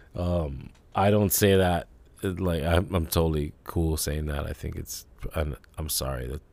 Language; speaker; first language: English; native; English